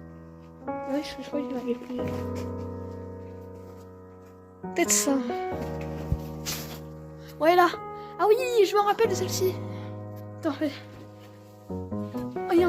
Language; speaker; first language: French; native; French